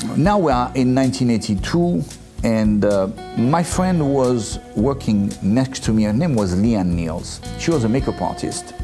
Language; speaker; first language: English; non-native, fluent; French